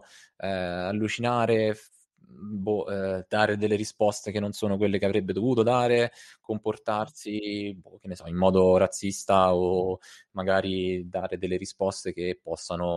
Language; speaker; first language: Italian; native; Italian